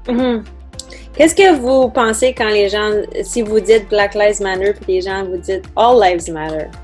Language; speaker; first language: French; native; French